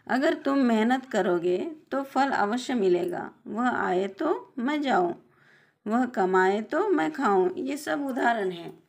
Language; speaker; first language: Hindi; non-native, local second language; Telugu